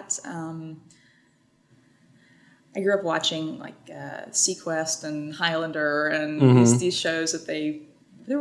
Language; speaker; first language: English; native; English